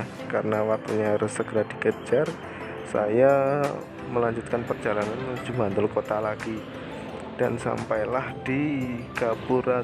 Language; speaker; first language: Indonesian; non-native, local second language; Javanese